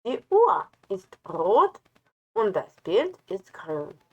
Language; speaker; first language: German; non-native, learner; Ukrainian